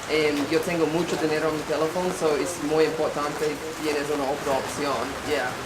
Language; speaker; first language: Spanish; non-native, learner; English